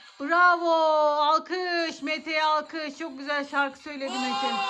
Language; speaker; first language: Turkish; native; Turkish